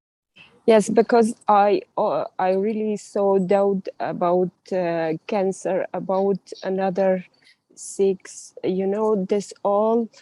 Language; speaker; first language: English; non-native, learner; Russian